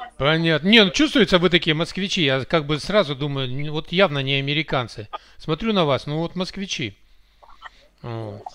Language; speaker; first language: Russian; native; Russian